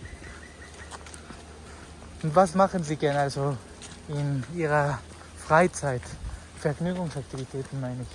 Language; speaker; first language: German; non-native, fluent; Spanish